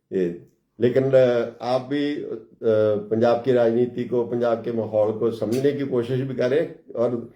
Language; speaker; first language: Hindi; non-native, local second language; Punjabi